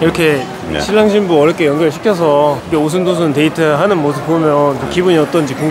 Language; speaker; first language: Korean; native; Korean